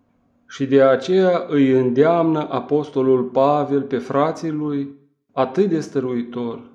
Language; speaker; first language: Romanian; native; Romanian